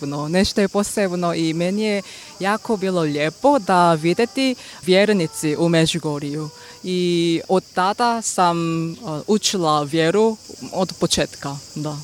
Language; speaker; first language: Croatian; non-native, learner; Korean